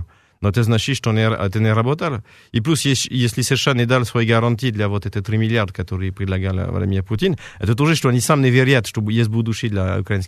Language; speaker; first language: Russian; non-native, fluent; French